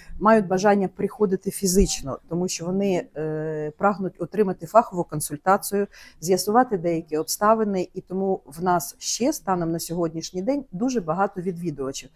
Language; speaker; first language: Ukrainian; native; Ukrainian